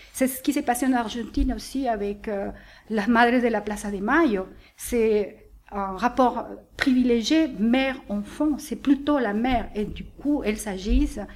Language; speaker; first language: French; non-native, fluent; Spanish